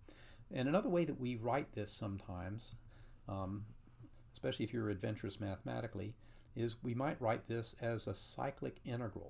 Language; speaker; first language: English; native; English